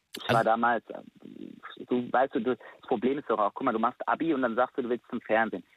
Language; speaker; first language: German; native; German